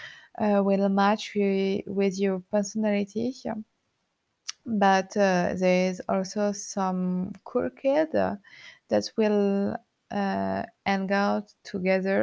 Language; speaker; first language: English; non-native, learner; French